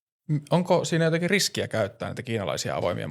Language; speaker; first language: Finnish; native; Finnish